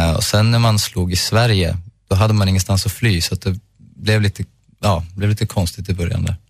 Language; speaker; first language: Swedish; native; Swedish